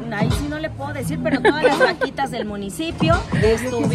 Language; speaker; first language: Spanish; native; Spanish